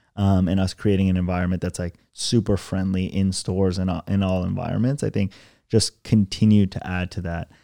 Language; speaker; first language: English; early bilingual, other home language; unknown